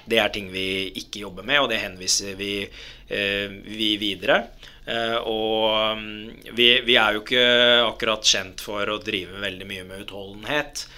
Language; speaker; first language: Norwegian; early bilingual, other home language; Arabic